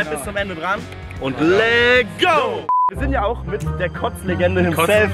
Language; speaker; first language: German; native; German